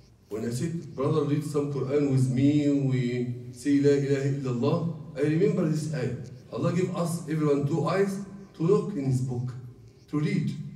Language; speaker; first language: English; non-native, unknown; Arabic